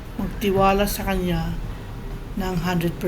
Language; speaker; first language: Filipino; native; Filipino